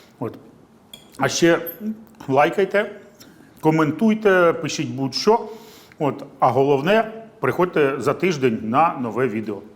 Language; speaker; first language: Ukrainian; native; Ukrainian